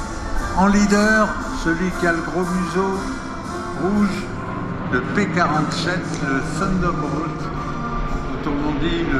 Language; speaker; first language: French; native; French